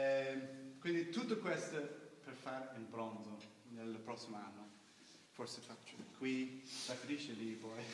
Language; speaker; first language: Italian; non-native, learner; English